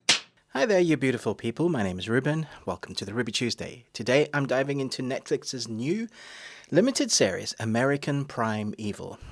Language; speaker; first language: English; native; English